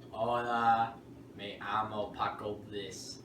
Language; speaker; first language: Spanish; non-native, learner; English